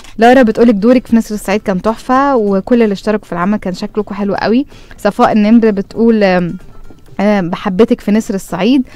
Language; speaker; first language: Arabic; native; Arabic